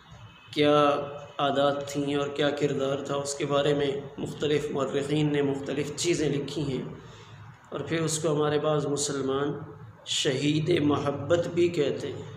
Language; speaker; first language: Urdu; native; Urdu